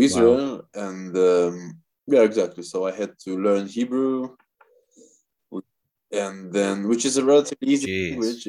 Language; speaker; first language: English; non-native, fluent; Russian